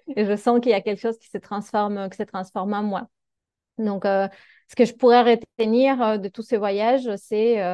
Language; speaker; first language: French; non-native, fluent; Spanish